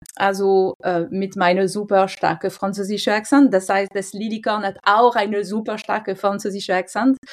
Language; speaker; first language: German; non-native, fluent; French